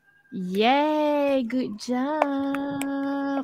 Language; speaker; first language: English; non-native, local second language; Malay